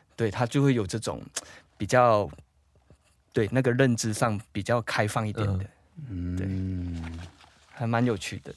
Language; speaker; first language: Chinese; native; Chinese